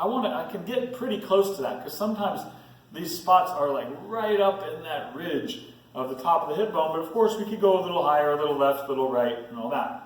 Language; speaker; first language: English; native; English